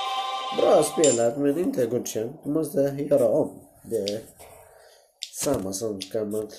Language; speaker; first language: Swedish; non-native, learner; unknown